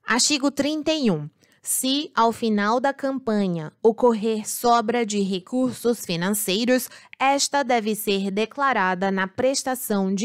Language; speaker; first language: Portuguese; native; Portuguese